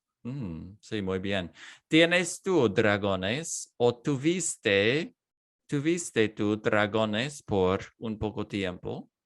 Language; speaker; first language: Spanish; non-native, learner; English